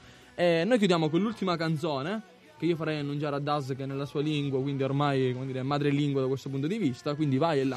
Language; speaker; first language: Italian; native; Italian